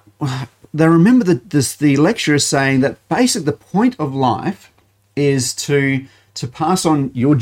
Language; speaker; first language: English; native; English